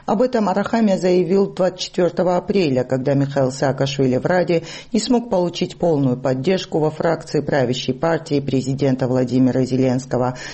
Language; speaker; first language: Russian; non-native, local second language; Georgian